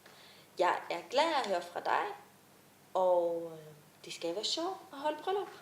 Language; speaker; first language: Danish; non-native, fluent; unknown